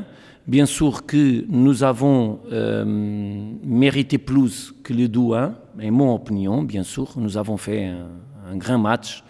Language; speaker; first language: French; non-native, learner; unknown